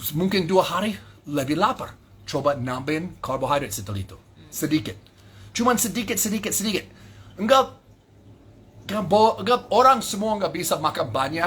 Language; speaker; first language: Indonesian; non-native, fluent; English